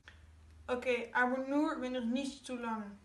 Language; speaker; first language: German; non-native, learner; Dutch